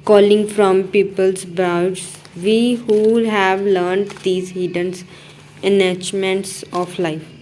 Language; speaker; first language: English; non-native, local second language; Punjabi